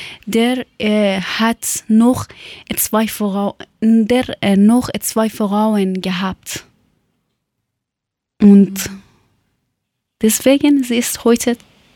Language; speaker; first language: German; non-native, learner; Persian